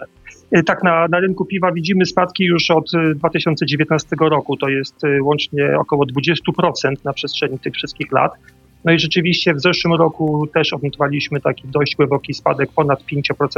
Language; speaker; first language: Polish; native; Polish